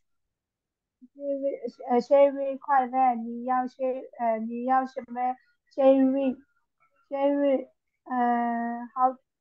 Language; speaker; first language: Chinese; non-native, learner; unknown